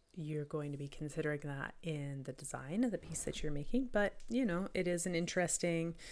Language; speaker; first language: English; native; English